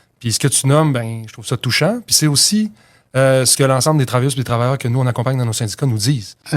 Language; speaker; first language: French; native; French